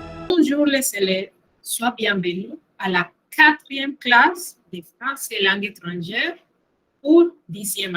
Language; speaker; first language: French; non-native, fluent; Spanish